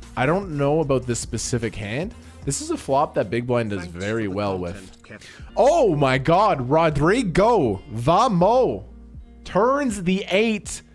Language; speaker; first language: English; native; English